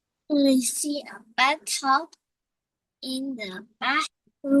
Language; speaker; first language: English; non-native, learner; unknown